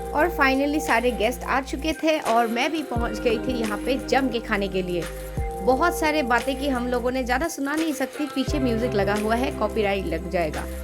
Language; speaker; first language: Hindi; non-native, local second language; Assamese